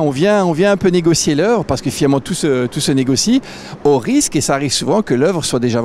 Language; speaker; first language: French; native; French